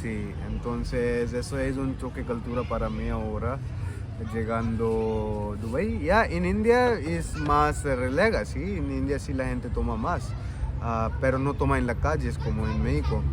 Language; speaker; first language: Spanish; non-native, learner; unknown